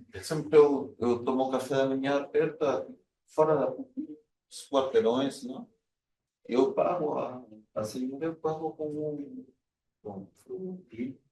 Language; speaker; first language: Portuguese; non-native, fluent; Spanish